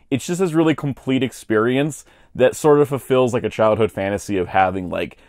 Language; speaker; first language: English; native; English